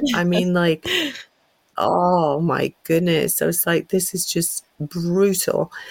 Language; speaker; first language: English; native; English